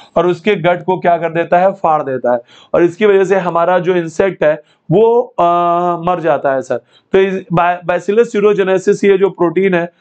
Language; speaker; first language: Hindi; native; Hindi